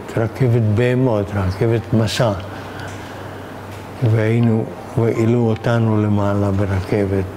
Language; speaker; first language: Hebrew; non-native, fluent; Hungarian